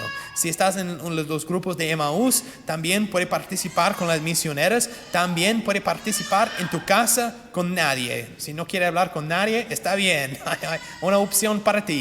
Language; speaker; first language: Spanish; non-native, fluent; English